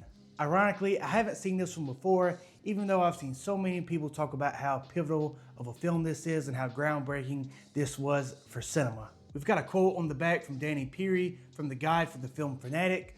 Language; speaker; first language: English; native; English